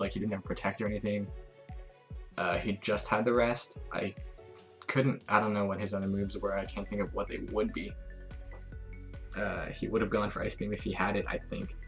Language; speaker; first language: English; native; English